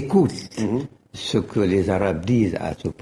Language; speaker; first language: French; non-native, fluent; Arabic